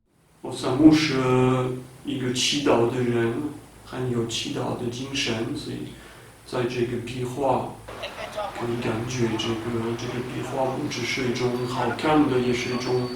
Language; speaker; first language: Chinese; non-native, fluent; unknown